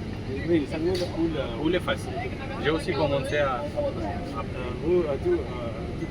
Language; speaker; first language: French; non-native, learner; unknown